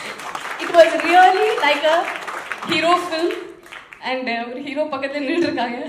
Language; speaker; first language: Tamil; non-native, fluent; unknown